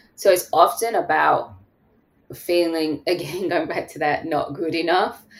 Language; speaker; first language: English; native; English